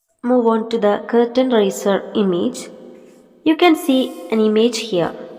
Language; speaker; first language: English; non-native, local second language; Malayalam